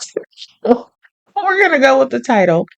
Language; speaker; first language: English; native; English